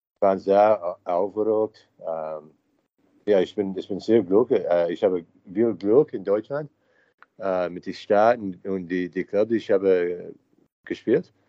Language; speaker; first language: German; non-native, learner; English